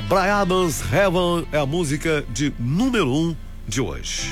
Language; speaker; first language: Portuguese; native; Portuguese